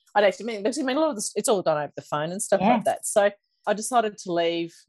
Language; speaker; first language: English; native; English